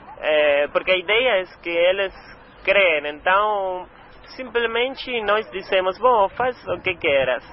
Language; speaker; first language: Portuguese; non-native, learner; Spanish